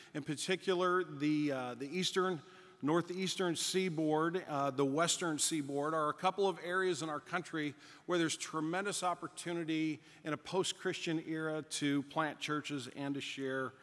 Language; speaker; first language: English; native; English